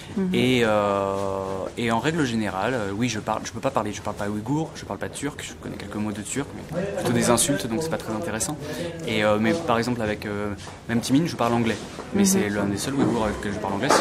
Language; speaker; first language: French; native; French